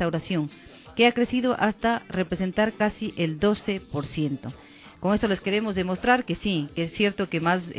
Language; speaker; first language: Spanish; native; Spanish